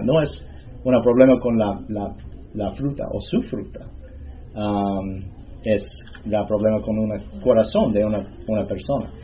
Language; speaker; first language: Spanish; non-native, learner; English